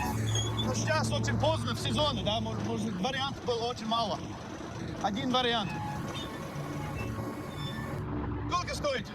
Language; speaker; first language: Russian; non-native, learner; English